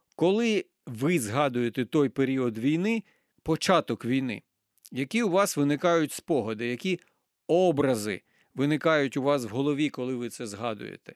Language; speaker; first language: Ukrainian; native; Ukrainian